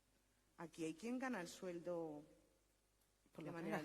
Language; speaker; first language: Spanish; native; Spanish